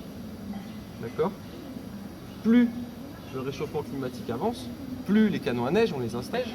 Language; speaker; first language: French; native; French